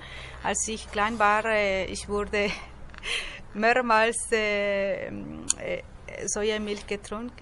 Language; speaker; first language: German; non-native, learner; Spanish